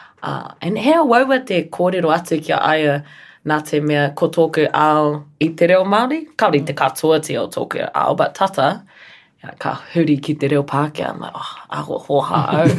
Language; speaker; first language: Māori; non-native, learner; English